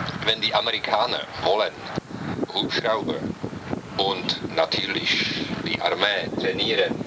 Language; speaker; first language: German; non-native, learner; Czech